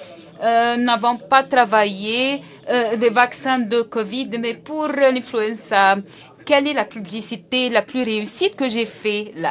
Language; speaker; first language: French; non-native, local second language; Arabic